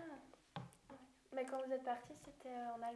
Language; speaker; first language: French; native; French